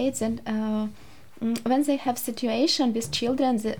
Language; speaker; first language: English; non-native, learner; Ukrainian